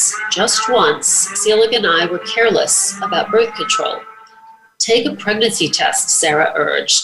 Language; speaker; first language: English; native; English